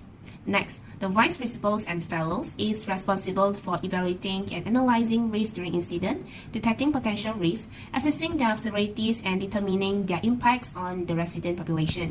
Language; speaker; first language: English; non-native, local second language; Malay